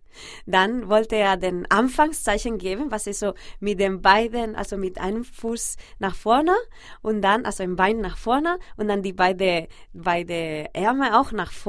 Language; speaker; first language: German; non-native, fluent; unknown